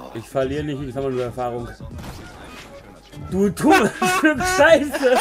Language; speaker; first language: German; native; German